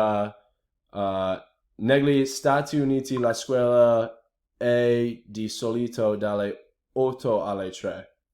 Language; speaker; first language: Italian; non-native, learner; English